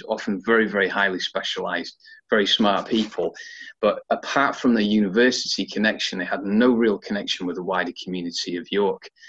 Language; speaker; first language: English; native; English